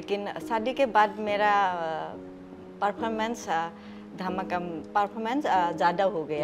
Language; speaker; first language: Hindi; non-native, local second language; Assamese